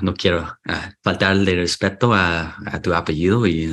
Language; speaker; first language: Spanish; non-native, fluent; English